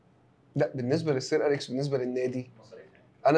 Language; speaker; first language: Arabic; native; Arabic